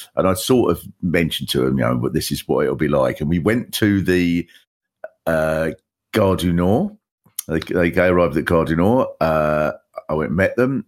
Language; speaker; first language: English; native; English